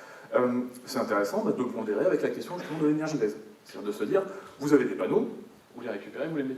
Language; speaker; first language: French; native; French